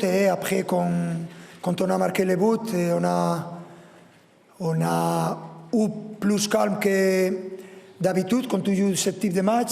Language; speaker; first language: French; non-native, fluent; Spanish